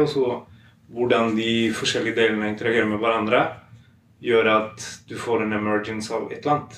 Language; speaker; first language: Norwegian; non-native, fluent; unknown